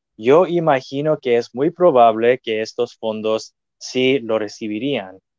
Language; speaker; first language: Spanish; non-native, fluent; English